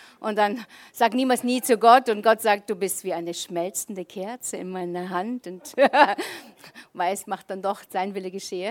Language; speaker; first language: German; native; German